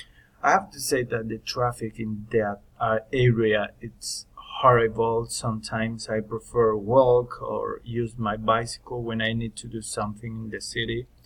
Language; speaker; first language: English; non-native, learner; Spanish